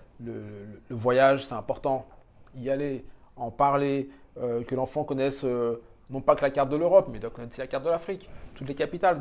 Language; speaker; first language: French; early bilingual, other home language; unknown